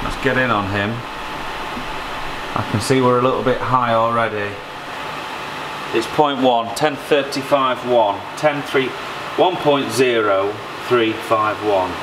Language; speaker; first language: English; native; English